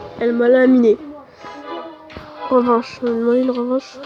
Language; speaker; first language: French; native; French